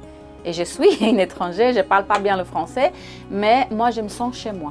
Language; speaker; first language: French; non-native, fluent; Portuguese